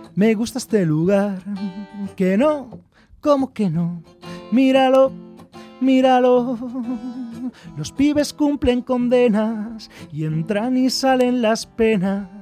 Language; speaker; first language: Spanish; native; Spanish